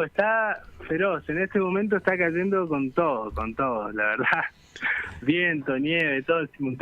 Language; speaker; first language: Spanish; native; Spanish